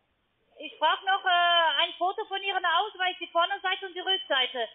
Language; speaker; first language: German; non-native, learner; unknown